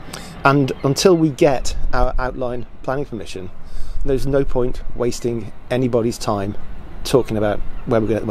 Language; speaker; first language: English; native; English